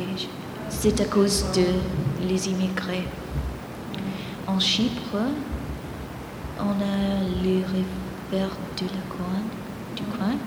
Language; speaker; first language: French; non-native, fluent; Greek